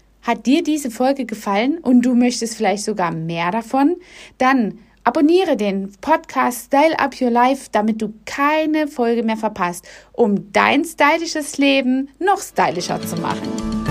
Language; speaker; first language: German; native; German